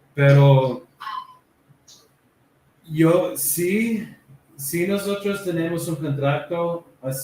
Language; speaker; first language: Spanish; non-native, learner; English